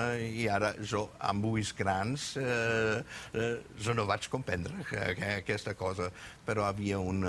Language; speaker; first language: Catalan; non-native, fluent; German